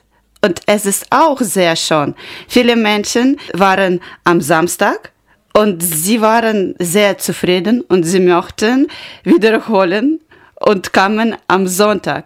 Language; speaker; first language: German; non-native, learner; Ukrainian